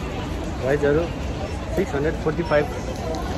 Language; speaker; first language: English; non-native, learner; Nepali